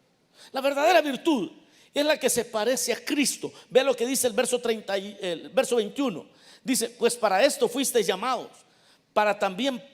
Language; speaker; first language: Spanish; native; Spanish